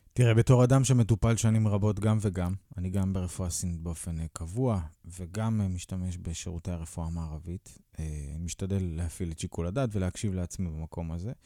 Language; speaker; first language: Hebrew; native; Hebrew